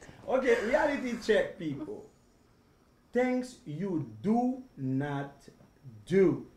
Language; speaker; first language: English; non-native, fluent; Haitian Creole